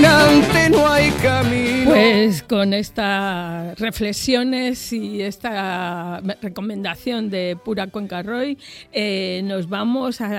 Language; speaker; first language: Spanish; native; Spanish